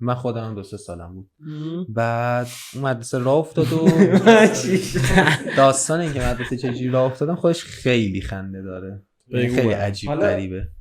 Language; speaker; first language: Persian; native; Persian